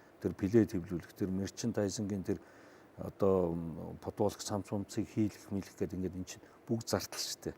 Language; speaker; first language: Mongolian; native; Mongolian